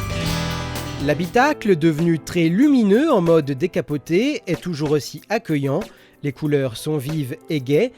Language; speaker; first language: French; native; French